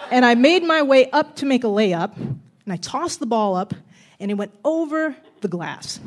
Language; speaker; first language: English; native; English